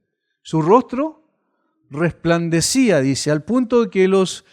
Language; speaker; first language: Spanish; native; Spanish